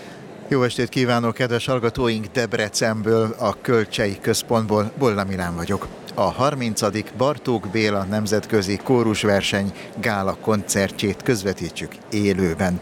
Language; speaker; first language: Hungarian; native; Hungarian